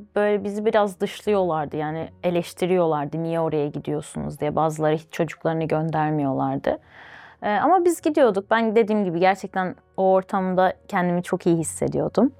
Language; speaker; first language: Turkish; early bilingual, other home language; Azerbaijani